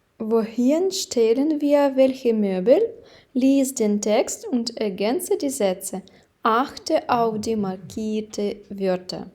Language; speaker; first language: German; non-native, fluent; Ukrainian